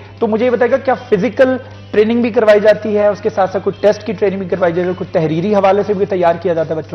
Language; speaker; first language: Hindi; non-native, local second language; Punjabi